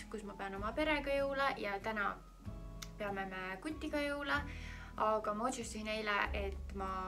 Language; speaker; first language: Estonian; native; Estonian